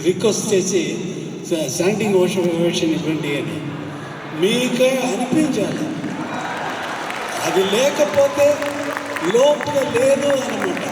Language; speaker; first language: Telugu; non-native, fluent; Tamil